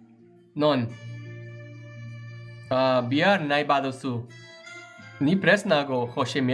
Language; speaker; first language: Basque; non-native, learner; English